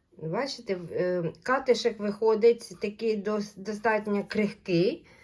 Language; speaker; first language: Ukrainian; non-native, local second language; Russian